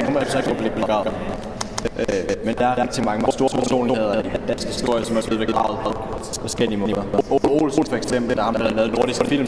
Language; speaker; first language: Danish; native; Danish